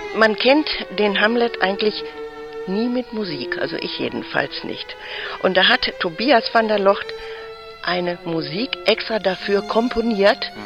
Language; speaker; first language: German; native; German